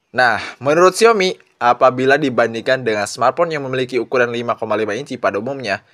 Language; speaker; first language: Indonesian; non-native, local second language; Sundanese